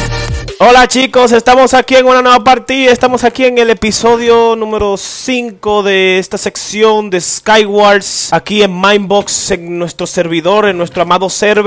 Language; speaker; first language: Spanish; native; Spanish